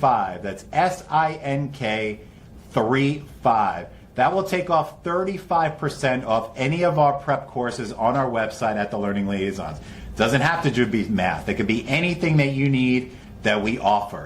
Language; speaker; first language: English; native; English